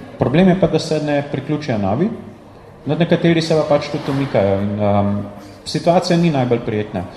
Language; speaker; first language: Slovenian; native; Slovenian